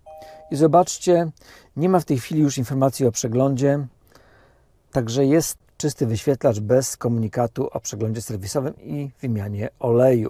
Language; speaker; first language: Polish; native; Polish